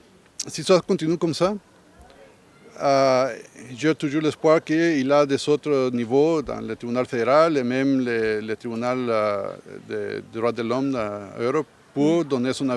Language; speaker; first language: French; non-native, learner; Spanish